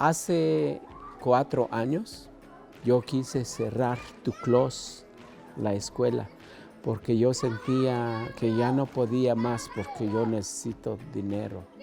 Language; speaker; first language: Spanish; non-native, local second language; Kʼicheʼ